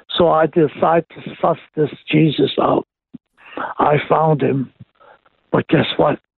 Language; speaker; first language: English; non-native, local second language; Cantonese